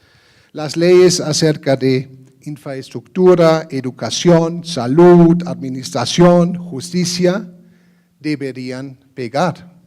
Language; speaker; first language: Spanish; non-native, fluent; German